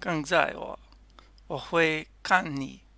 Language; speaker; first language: Chinese; non-native, learner; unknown